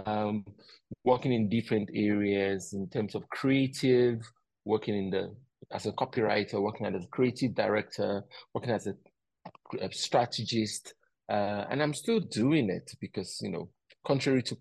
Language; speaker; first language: English; non-native, local second language; Yoruba